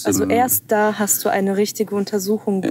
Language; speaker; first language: German; native; German